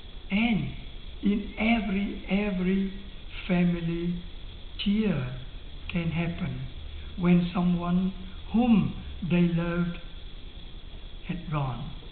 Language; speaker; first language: English; non-native, fluent; Vietnamese